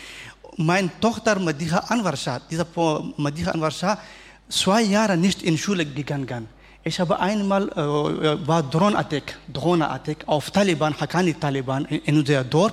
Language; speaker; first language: German; non-native, learner; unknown